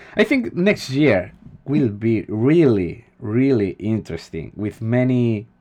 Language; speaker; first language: English; non-native, fluent; Spanish